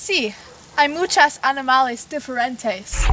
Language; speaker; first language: Spanish; non-native, learner; English